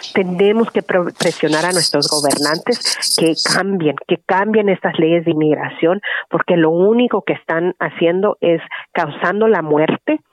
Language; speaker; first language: Spanish; early bilingual, heritage; Spanish